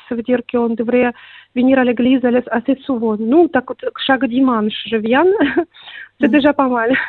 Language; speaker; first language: French; non-native, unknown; Russian